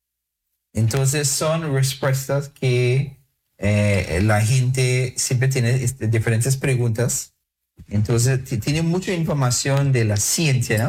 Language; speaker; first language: Spanish; non-native, fluent; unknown